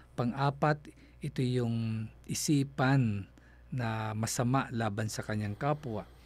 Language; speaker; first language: Filipino; non-native, local second language; Cebuano